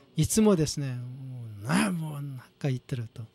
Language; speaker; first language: Japanese; non-native, fluent; Korean